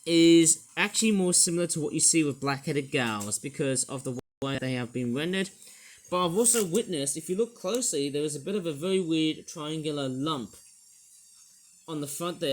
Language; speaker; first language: English; native; English